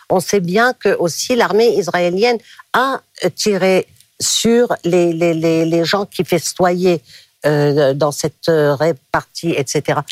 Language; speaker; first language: French; non-native, local second language; Arabic